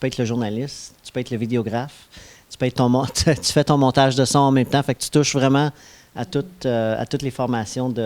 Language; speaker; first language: French; native; French